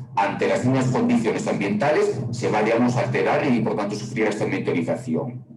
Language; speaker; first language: Spanish; native; Spanish